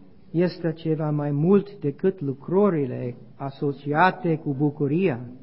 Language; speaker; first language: Romanian; non-native, learner; English